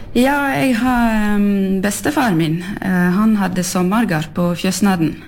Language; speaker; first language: Norwegian; non-native, fluent; French